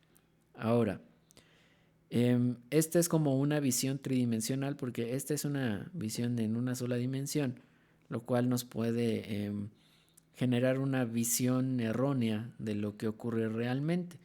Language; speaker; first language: Spanish; native; Spanish